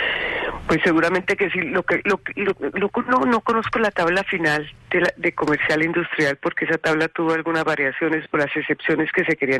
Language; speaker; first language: Spanish; native; Spanish